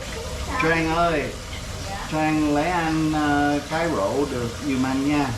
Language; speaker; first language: Vietnamese; non-native, learner; English